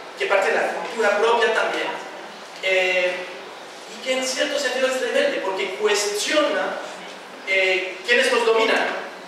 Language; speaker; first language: Spanish; non-native, fluent; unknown